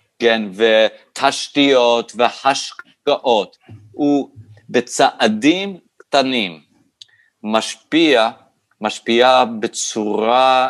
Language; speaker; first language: Hebrew; non-native, fluent; English